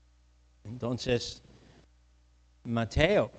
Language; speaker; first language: Spanish; non-native, fluent; English